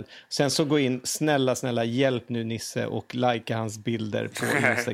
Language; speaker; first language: Swedish; native; Swedish